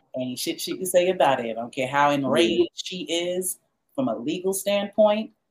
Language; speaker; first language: English; native; English